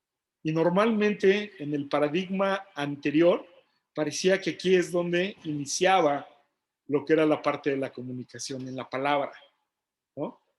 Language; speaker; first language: Spanish; native; Spanish